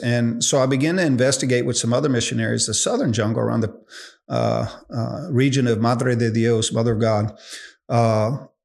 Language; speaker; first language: English; native; English